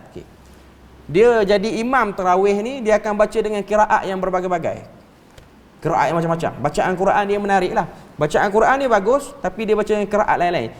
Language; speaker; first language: Malay; native; Malay